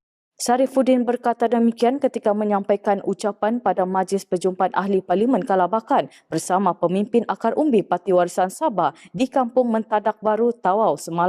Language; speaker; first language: Malay; native; Malay